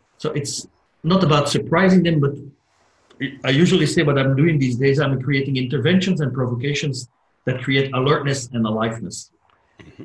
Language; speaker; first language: English; non-native, fluent; Dutch